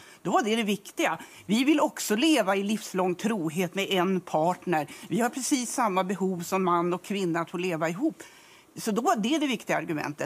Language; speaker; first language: Swedish; native; Swedish